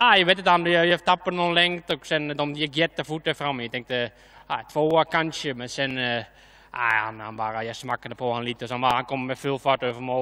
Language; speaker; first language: Swedish; non-native, fluent; Dutch